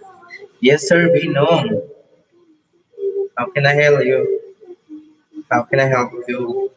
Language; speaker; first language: English; non-native, local second language; Filipino